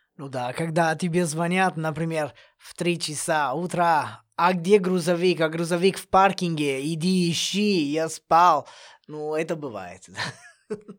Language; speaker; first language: Russian; non-native, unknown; Italian